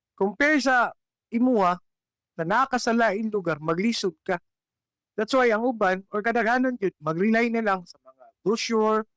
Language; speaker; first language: Cebuano; native; Cebuano